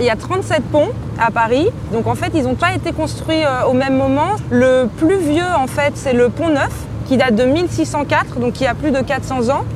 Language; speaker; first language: French; native; French